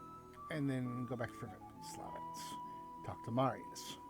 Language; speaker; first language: English; native; English